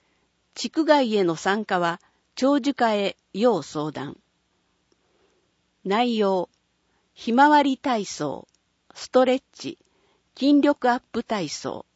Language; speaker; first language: Japanese; native; Japanese